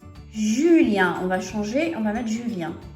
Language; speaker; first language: French; non-native, fluent; English